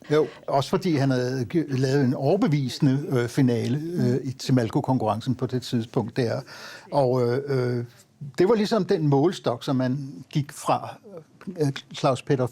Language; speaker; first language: Danish; native; Danish